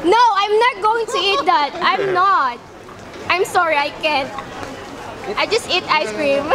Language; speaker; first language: English; non-native, fluent; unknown